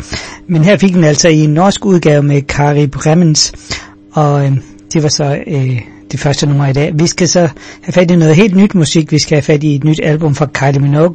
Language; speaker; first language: Danish; native; Danish